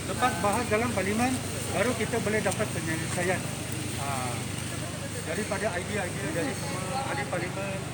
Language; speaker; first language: Malay; native; Malay